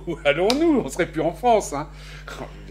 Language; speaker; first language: French; native; French